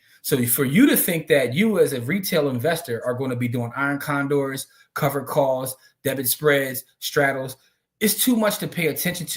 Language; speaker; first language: English; native; English